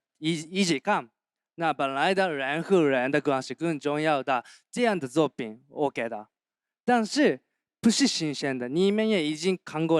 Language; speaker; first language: Chinese; non-native, learner; Japanese